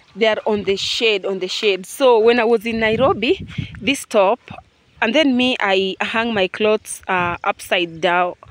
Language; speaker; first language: English; non-native, local second language; Luo (Kenya and Tanzania)